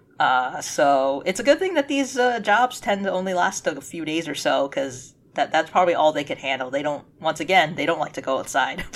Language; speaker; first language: English; early bilingual, other home language; Cantonese